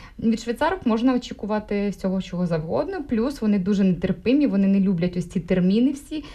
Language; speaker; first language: Ukrainian; non-native, local second language; Russian